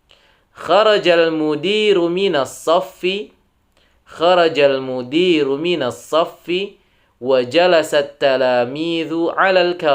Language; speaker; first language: Arabic; non-native, fluent; Indonesian